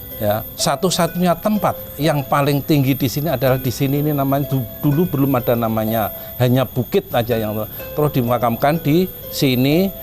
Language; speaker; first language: Indonesian; non-native, local second language; Javanese